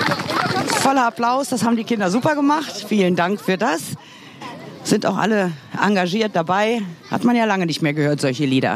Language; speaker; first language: German; native; German